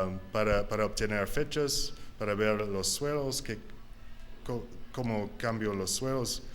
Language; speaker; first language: Spanish; non-native, learner; English